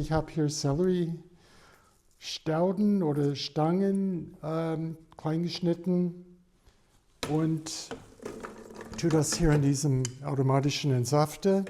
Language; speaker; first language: German; non-native, fluent; English